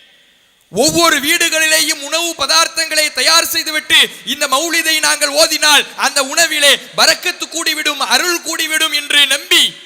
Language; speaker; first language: Tamil; native; Tamil